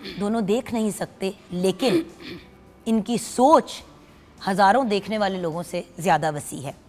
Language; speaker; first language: Urdu; native; Urdu